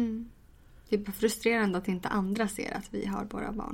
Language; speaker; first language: Swedish; native; Swedish